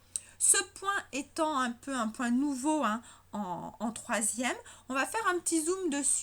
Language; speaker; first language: French; native; French